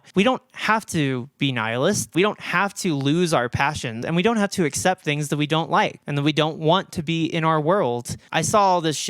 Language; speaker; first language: English; native; English